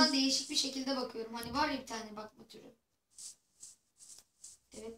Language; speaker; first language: Turkish; native; Turkish